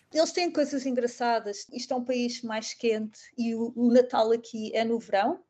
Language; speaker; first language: Portuguese; native; Portuguese